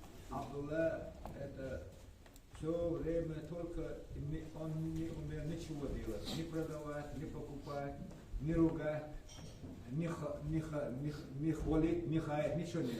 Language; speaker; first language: Russian; non-native, local second language; Ingush